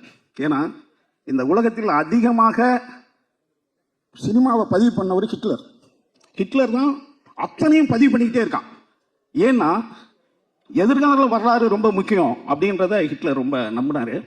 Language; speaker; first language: Tamil; native; Tamil